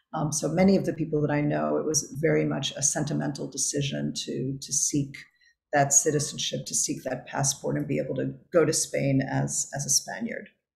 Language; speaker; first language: English; early bilingual, other home language; Spanish